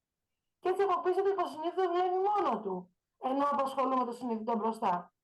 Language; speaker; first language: Greek; native; Greek